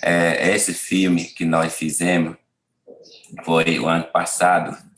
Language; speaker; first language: Portuguese; non-native, local second language; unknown